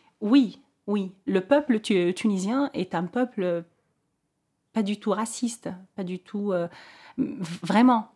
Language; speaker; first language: French; non-native, local second language; Arabic